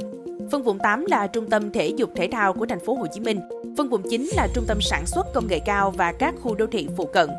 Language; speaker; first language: Vietnamese; native; Vietnamese